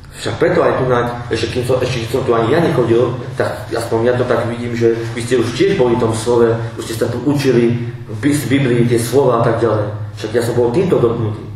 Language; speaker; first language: Slovak; non-native, local second language; Romany